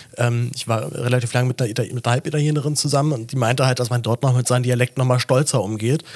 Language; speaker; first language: German; native; German